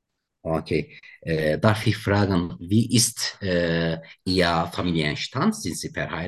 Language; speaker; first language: German; non-native, learner; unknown